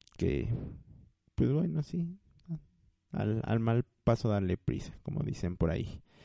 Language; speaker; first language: Spanish; native; Spanish